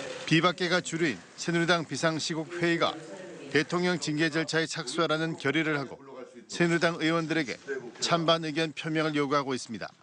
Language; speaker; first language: Korean; native; Korean